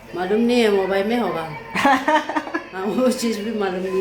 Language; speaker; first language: Hindi; non-native, local second language; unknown